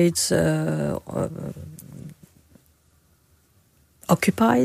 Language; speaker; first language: Dutch; non-native, fluent; Arabic